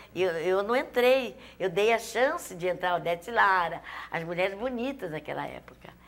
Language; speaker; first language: Portuguese; native; Portuguese